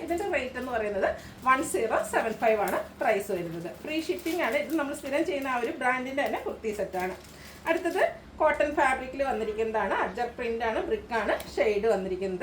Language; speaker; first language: Malayalam; native; Malayalam